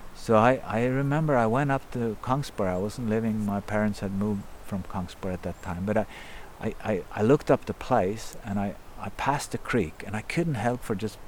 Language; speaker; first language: English; non-native, fluent; Norwegian